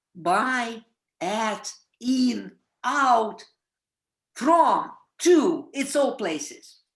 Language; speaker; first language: English; non-native, fluent; Russian